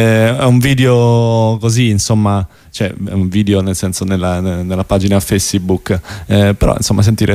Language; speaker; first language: Italian; native; Italian